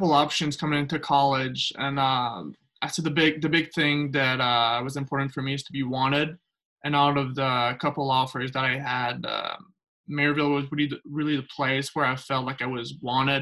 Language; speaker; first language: English; non-native, fluent; French